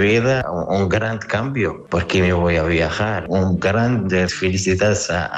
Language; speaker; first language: Spanish; non-native, learner; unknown